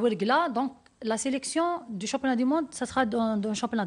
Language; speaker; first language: French; non-native, learner; Arabic